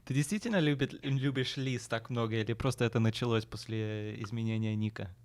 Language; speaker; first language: Russian; early bilingual, heritage; Russian